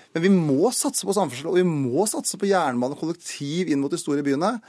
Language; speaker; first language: Norwegian; native; Norwegian